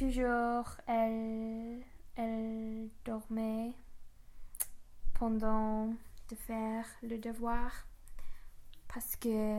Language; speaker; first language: French; non-native, learner; English